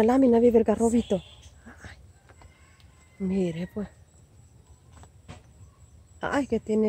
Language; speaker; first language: Spanish; native; Spanish